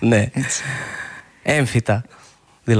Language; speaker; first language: Greek; native; Greek